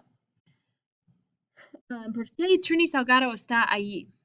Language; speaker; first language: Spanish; non-native, fluent; English